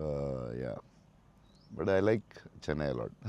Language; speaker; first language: Tamil; non-native, local second language; Telugu